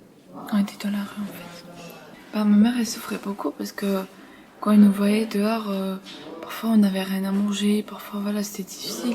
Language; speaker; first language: French; early bilingual, other home language; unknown